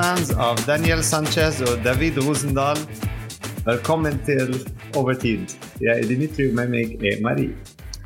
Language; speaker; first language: Norwegian; non-native, fluent; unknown